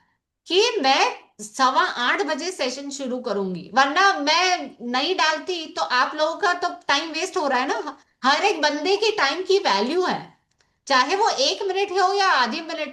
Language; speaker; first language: Hindi; native; Hindi